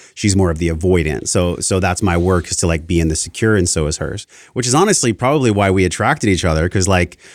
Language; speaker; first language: English; early bilingual, other home language; Italian